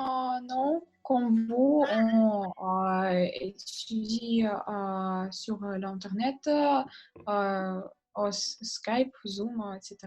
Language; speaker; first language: French; non-native, learner; Russian